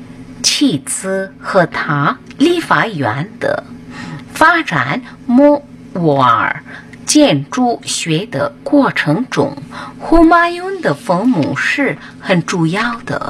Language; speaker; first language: Chinese; non-native, fluent; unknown